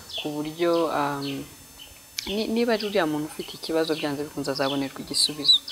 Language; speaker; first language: Kinyarwanda; native; Kinyarwanda